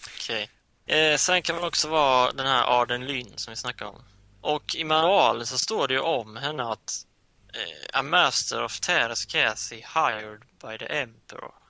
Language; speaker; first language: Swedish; native; Swedish